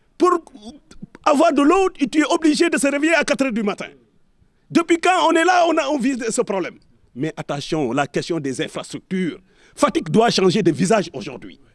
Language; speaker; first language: French; non-native, local second language; Serer